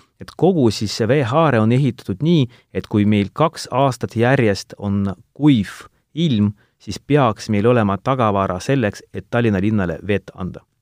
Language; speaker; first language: Estonian; non-native, local second language; Russian